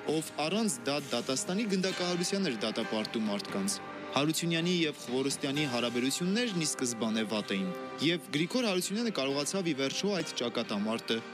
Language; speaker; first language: Armenian; native; Armenian